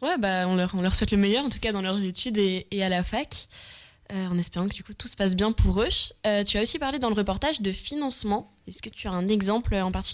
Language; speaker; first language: French; native; French